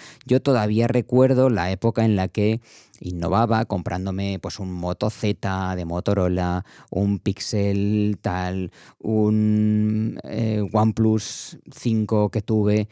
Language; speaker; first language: Spanish; native; Spanish